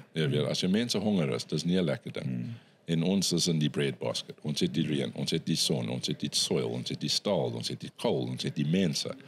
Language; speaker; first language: Afrikaans; non-native, local second language; English